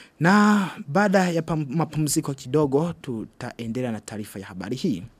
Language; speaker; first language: Swahili; non-native, local second language; Rundi